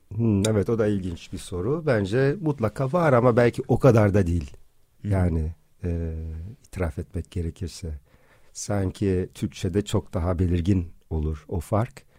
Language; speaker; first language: Turkish; non-native, fluent; English